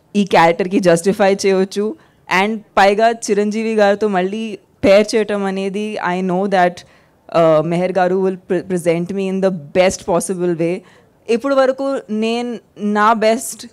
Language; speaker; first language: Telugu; non-native, fluent; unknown